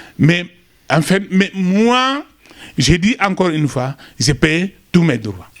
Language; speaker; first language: French; non-native, local second language; Wolof